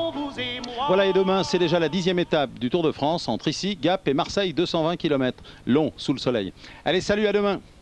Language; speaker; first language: French; native; French